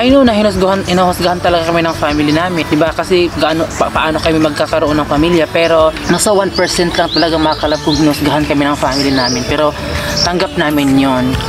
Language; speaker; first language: Filipino; non-native, local second language; Cebuano